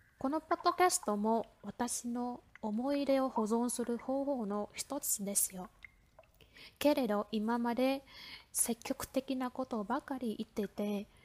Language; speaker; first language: Japanese; non-native, fluent; Vietnamese